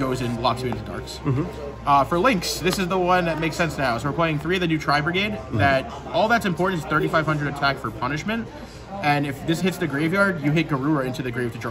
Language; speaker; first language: English; native; English